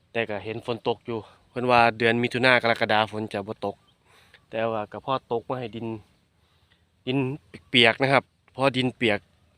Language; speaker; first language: Thai; native; Thai